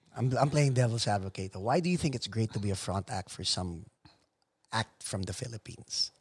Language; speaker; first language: English; non-native, local second language; Filipino